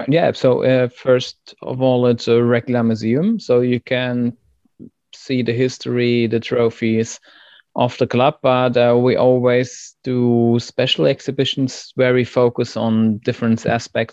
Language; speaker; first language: English; non-native, fluent; German